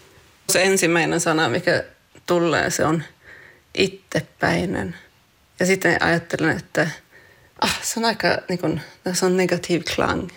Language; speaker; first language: Finnish; non-native, local second language; Swedish